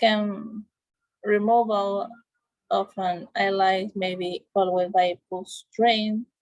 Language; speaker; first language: English; non-native, learner; Spanish